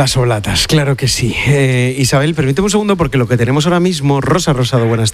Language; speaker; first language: Spanish; native; Spanish